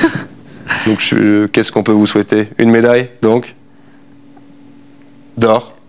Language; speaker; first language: French; native; French